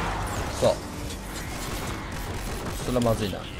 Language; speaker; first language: Japanese; native; Japanese